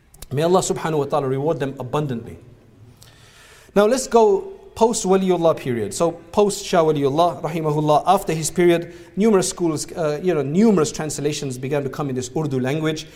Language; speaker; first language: English; native; English